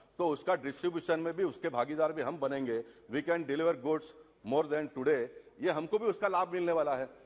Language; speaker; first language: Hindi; non-native, local second language; Tulu